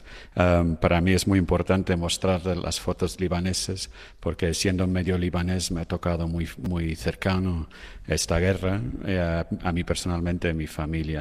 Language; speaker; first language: Spanish; non-native, fluent; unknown